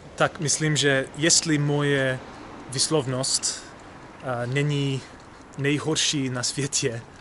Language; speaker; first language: Czech; non-native, learner; English